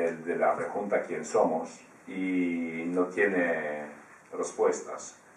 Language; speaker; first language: Spanish; non-native, fluent; Polish